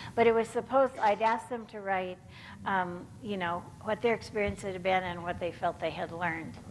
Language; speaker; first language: English; native; English